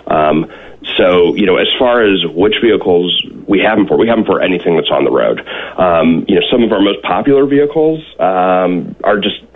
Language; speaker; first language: English; native; English